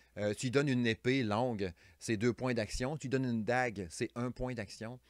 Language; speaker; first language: French; native; French